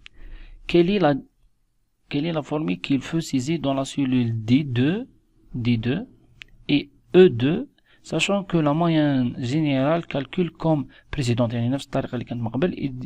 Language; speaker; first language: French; non-native, local second language; Arabic